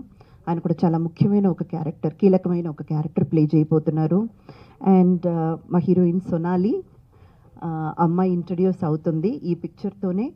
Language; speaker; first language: Telugu; native; Telugu